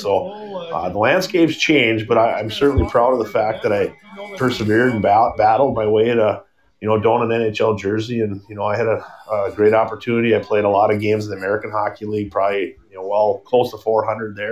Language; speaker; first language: English; native; English